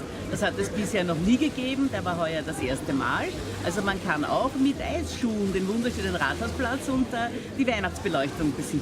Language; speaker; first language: German; native; German